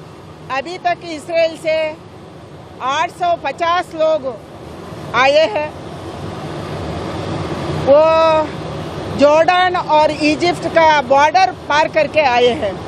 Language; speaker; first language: Hindi; non-native, local second language; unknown